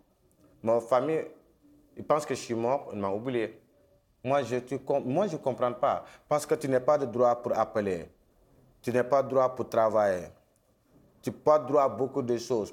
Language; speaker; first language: French; non-native, local second language; Wolof